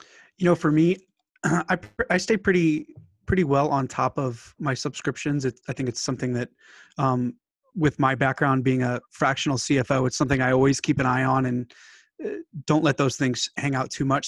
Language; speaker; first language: English; native; English